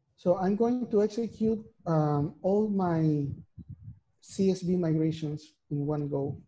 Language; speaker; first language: English; non-native, fluent; Spanish